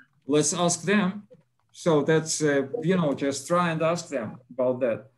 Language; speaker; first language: English; non-native, fluent; Russian